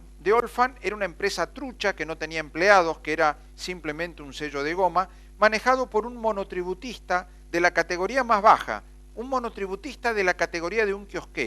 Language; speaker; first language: Spanish; native; Spanish